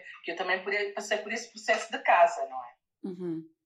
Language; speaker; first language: Portuguese; native; Portuguese